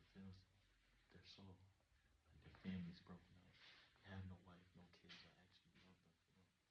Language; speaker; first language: English; native; English